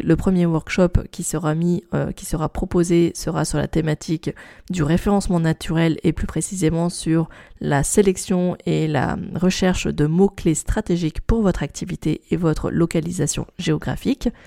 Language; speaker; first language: French; native; French